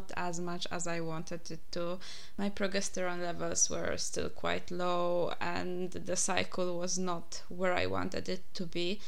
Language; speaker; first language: English; non-native, fluent; Polish